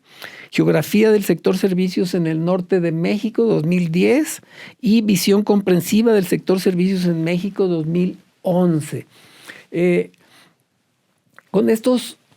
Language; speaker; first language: Spanish; native; Spanish